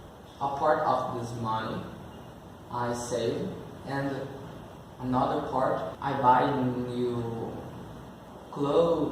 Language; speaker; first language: English; non-native, learner; Portuguese